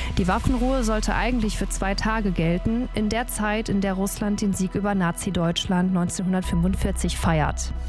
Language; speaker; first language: German; native; German